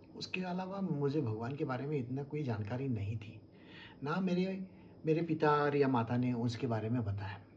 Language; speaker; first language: Hindi; non-native, local second language; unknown